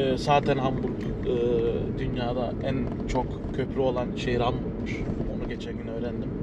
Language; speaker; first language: Turkish; early bilingual, heritage; Turkish